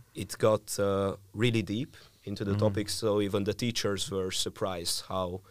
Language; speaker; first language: English; non-native, fluent; Hungarian